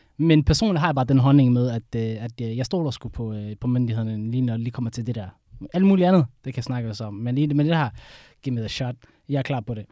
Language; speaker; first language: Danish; early bilingual, other home language; Somali